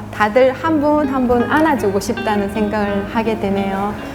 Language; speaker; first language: Korean; native; Korean